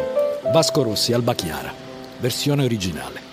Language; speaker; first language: Italian; native; Italian